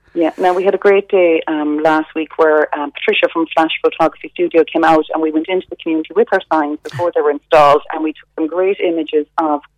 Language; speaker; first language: English; native; English